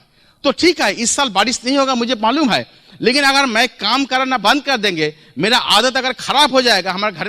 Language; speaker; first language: Hindi; non-native, local second language; Bangla